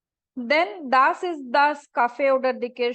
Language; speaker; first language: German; non-native, fluent; Marathi